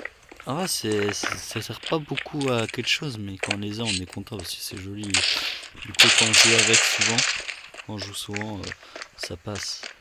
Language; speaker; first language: French; native; French